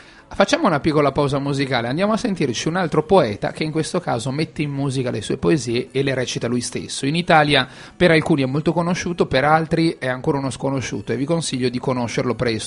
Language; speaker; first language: Italian; native; Italian